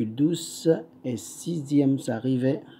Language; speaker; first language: French; non-native, fluent; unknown